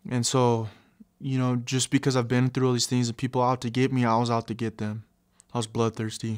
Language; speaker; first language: English; native; English